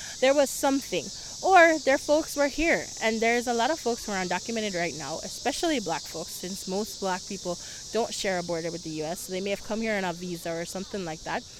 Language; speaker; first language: English; early bilingual, other home language; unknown